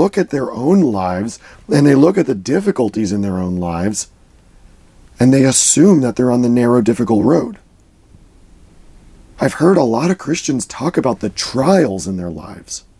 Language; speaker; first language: English; native; English